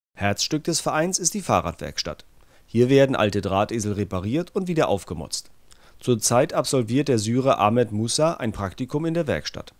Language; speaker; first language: German; native; German